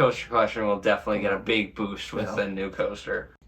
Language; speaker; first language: English; native; English